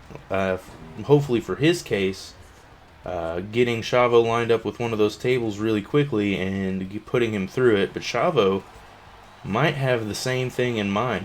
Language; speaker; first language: English; native; English